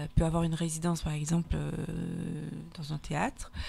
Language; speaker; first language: French; native; French